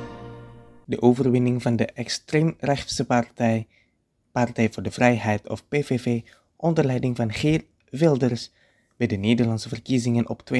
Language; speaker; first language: Dutch; non-native, fluent; Indonesian